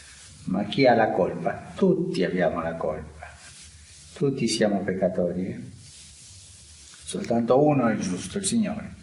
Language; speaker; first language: Italian; non-native, fluent; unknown